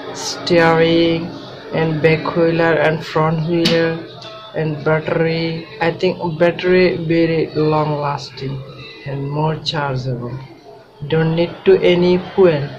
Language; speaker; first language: English; non-native, learner; Bangla